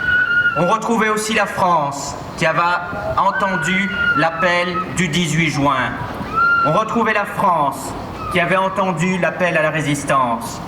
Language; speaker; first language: French; native; French